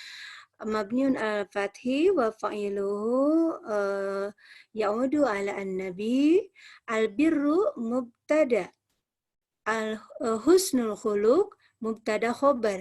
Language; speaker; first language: Arabic; non-native, learner; Indonesian